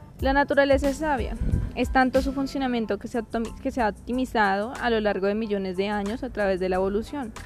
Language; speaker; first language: Spanish; native; Spanish